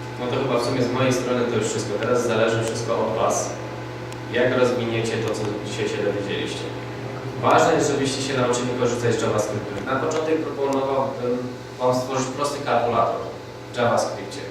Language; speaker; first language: Polish; native; Polish